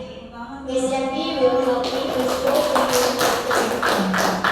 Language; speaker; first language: English; non-native, learner; Indonesian